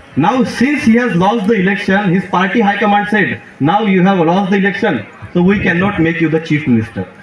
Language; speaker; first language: English; non-native, local second language; Marathi